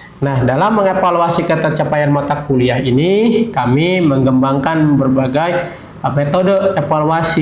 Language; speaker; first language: Indonesian; native; Indonesian